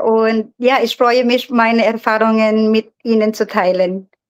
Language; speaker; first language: German; non-native, learner; Filipino